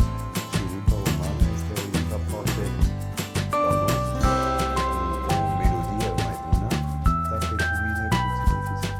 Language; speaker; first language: Romanian; non-native, learner; Swiss German